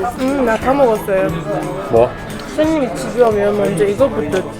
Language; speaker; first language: Korean; non-native, fluent; Uzbek